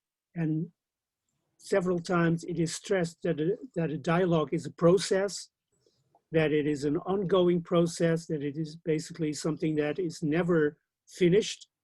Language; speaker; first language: English; non-native, fluent; Dutch